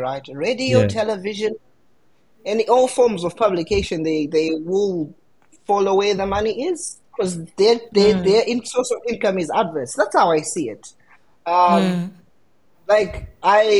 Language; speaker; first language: English; non-native, local second language; Shona